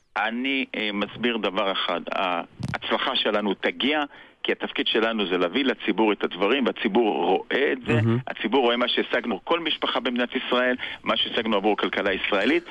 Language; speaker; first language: Hebrew; native; Hebrew